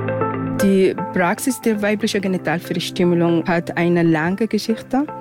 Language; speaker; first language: German; non-native, fluent; Arabic